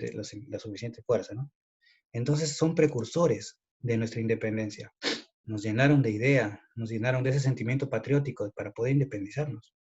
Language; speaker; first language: Spanish; native; Spanish